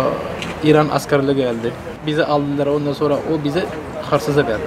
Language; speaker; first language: Turkish; non-native, learner; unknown